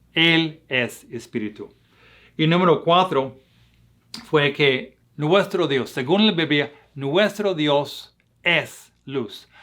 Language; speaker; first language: Spanish; non-native, fluent; English